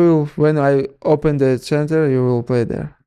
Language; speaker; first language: English; non-native, learner; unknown